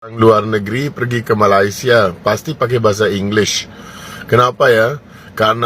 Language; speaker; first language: Indonesian; non-native, fluent; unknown